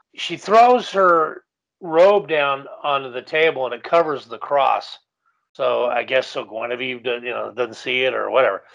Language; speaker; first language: English; native; English